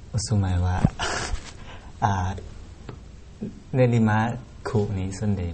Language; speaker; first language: Japanese; non-native, learner; Thai